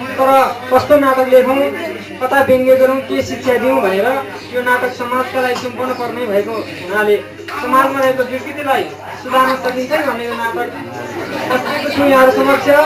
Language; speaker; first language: Nepali; native; Nepali